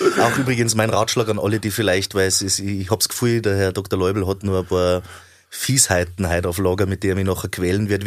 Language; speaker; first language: German; native; German